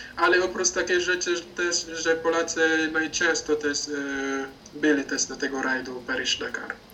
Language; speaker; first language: Polish; non-native, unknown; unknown